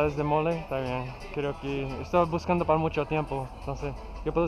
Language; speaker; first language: Spanish; non-native, learner; English